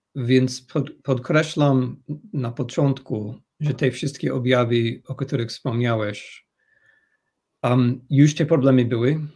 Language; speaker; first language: Polish; non-native, fluent; English